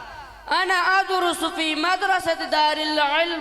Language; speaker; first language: Arabic; non-native, learner; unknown